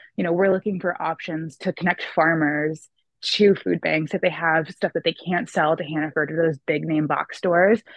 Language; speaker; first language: English; native; English